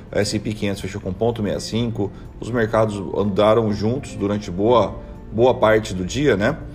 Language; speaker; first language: Portuguese; native; Portuguese